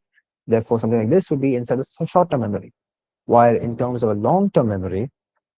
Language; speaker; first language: English; non-native, local second language; Malayalam